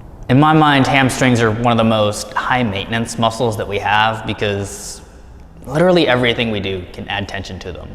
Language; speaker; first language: English; native; English